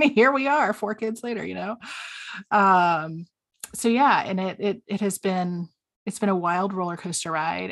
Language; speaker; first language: English; native; English